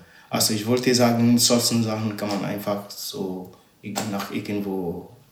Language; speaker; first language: German; non-native, learner; Ewe